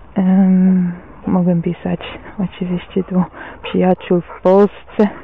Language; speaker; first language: Polish; non-native, fluent; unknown